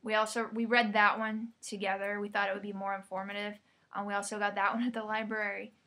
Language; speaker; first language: English; native; English